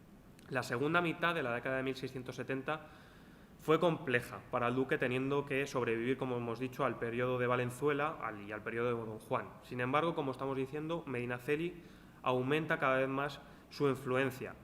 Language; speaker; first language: Spanish; native; Spanish